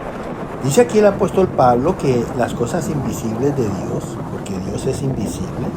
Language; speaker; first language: Spanish; native; Spanish